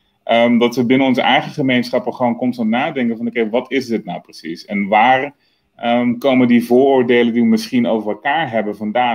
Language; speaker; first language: Dutch; native; Dutch